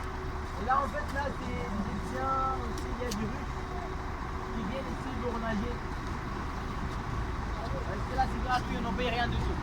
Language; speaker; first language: French; non-native, learner; Arabic